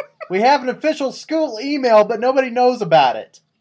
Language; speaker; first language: English; native; English